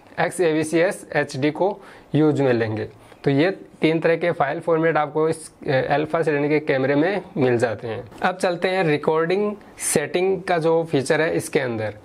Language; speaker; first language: Hindi; native; Hindi